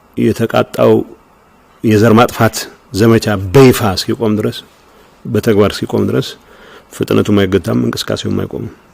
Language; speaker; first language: Amharic; non-native, local second language; Tigrinya